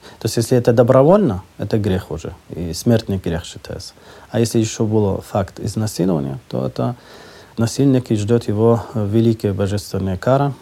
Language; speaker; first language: Russian; non-native, fluent; Persian